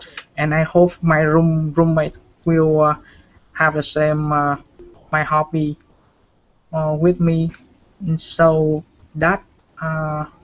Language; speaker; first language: English; non-native, learner; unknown